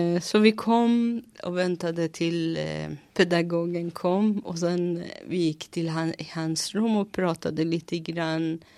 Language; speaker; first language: Swedish; non-native, fluent; Persian